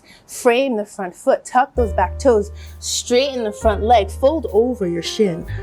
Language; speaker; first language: English; native; English